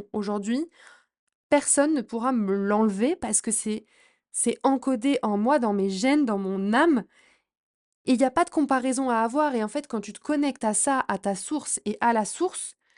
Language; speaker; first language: French; native; French